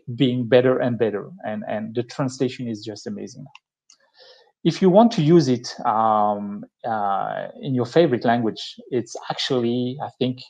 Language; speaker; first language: English; non-native, fluent; French